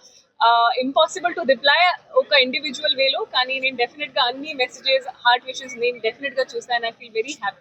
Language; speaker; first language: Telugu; non-native, fluent; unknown